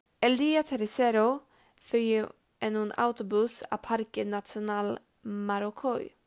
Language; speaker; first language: Spanish; non-native, learner; Swedish